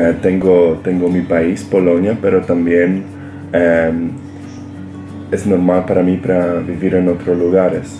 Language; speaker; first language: Spanish; non-native, learner; Polish